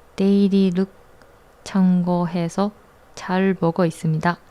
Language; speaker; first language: Korean; non-native, learner; Japanese